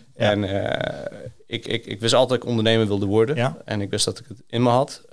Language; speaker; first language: Dutch; early bilingual, other home language; Greek